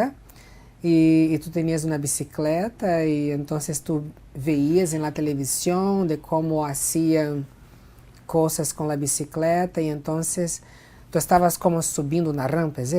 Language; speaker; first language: Spanish; non-native, fluent; Portuguese